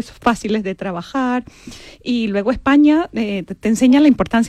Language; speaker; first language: Spanish; native; Spanish